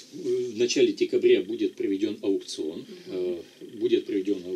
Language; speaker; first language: Russian; native; Russian